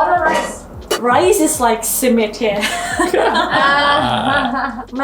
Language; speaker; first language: English; non-native, fluent; Thai